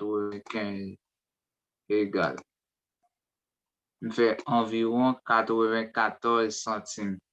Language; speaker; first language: French; non-native, learner; Haitian Creole